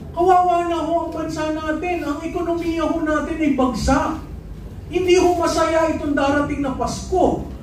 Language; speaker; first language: Filipino; native; Filipino